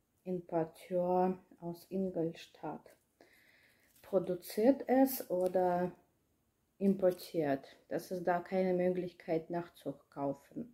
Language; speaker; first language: German; non-native, learner; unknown